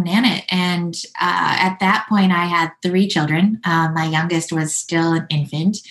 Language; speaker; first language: English; native; English